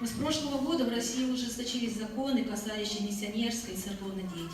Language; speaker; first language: Russian; native; Russian